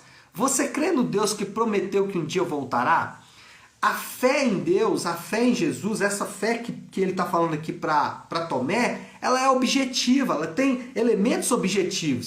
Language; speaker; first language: Portuguese; native; Portuguese